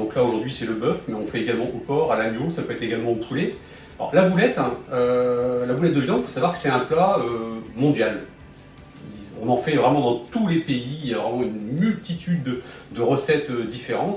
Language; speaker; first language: French; native; French